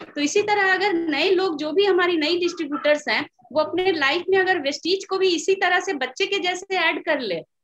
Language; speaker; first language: Hindi; native; Hindi